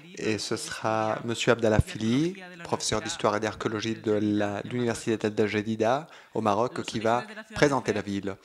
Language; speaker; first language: French; non-native, fluent; Spanish